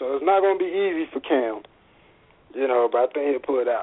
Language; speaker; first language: English; native; English